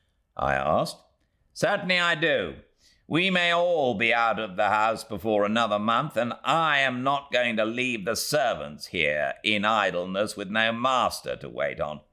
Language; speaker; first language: English; native; English